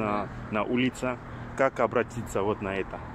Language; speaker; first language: Russian; non-native, learner; French